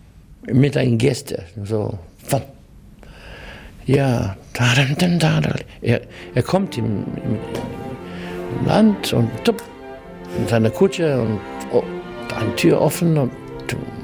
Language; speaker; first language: German; non-native, learner; English